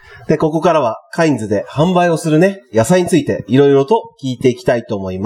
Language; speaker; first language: Japanese; native; Japanese